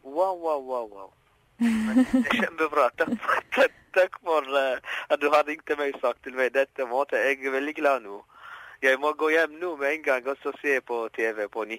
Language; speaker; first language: Norwegian; non-native, learner; Arabic